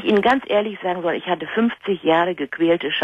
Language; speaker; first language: German; native; German